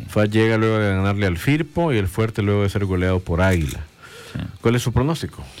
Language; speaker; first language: Spanish; native; Spanish